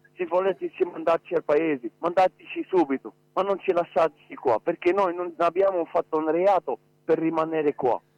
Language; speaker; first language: Italian; non-native, fluent; Arabic